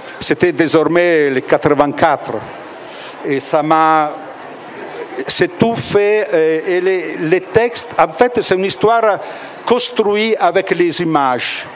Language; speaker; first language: French; non-native, fluent; Italian